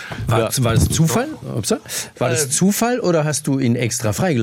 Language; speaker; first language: German; native; German